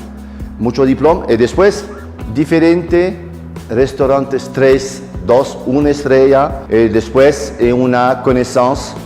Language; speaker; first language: Spanish; non-native, learner; French